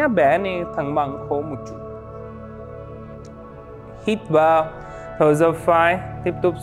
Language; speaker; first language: Vietnamese; non-native, learner; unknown